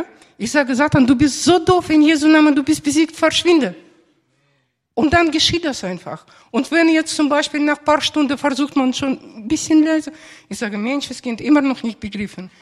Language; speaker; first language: German; non-native, fluent; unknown